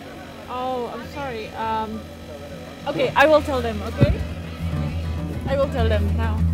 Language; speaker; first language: English; non-native, learner; Czech